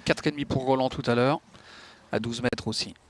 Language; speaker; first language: French; native; French